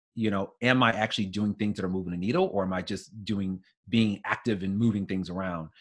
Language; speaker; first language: English; native; English